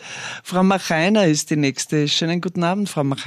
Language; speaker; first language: German; native; German